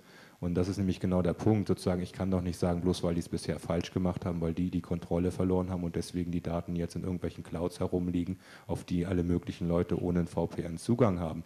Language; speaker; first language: German; native; German